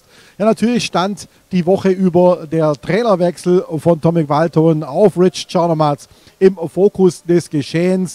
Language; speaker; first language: German; native; German